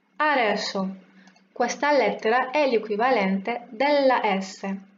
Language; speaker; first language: Italian; non-native, fluent; French